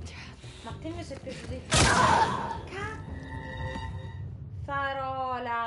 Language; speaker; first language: Italian; native; Italian